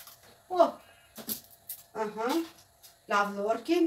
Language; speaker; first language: Russian; non-native, fluent; Armenian